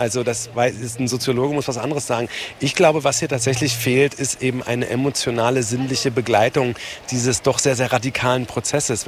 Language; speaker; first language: German; native; German